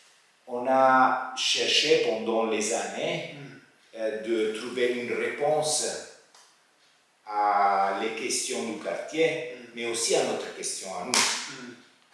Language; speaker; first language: French; non-native, fluent; Italian